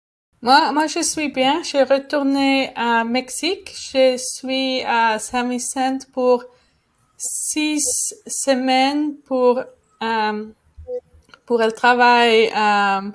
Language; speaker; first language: French; non-native, learner; Spanish